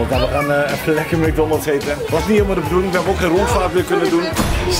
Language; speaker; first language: Dutch; native; Dutch